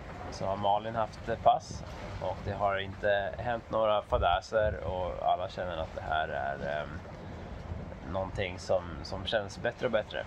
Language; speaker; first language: Swedish; native; Swedish